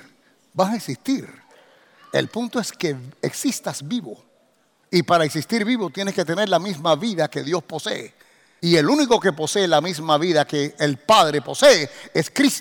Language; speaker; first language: Spanish; native; Spanish